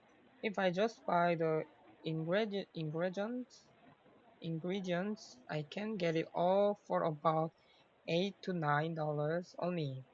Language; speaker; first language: English; non-native, learner; Korean